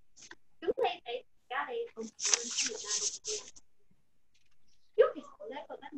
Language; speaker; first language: Cantonese; native; Cantonese